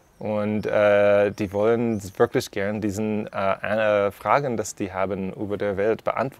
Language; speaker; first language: German; non-native, fluent; English